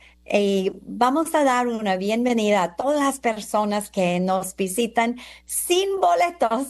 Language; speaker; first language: Spanish; non-native, fluent; English